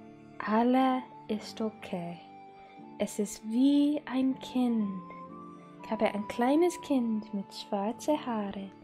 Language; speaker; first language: German; non-native, learner; English